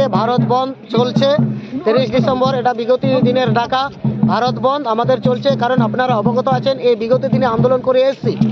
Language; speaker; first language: Bangla; non-native, local second language; Santali